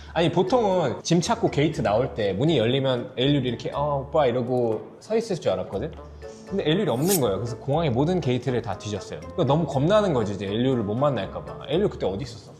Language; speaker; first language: Korean; native; Korean